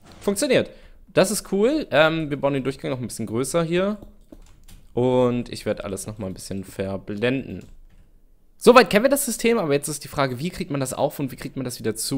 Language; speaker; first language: German; native; German